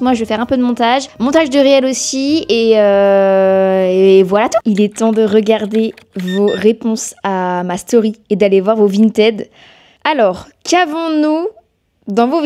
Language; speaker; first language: French; native; French